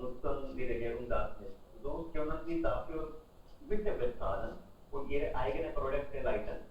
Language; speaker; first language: German; non-native, learner; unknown